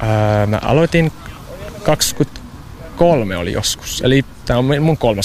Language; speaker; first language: Finnish; non-native, fluent; English